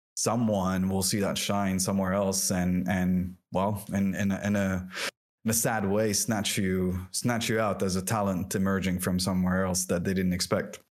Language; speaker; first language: English; non-native, fluent; French